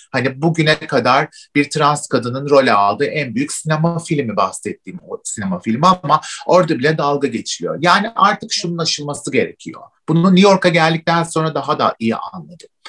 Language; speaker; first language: Turkish; native; Turkish